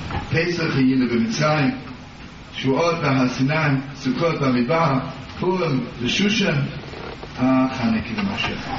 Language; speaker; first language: Hebrew; non-native, learner; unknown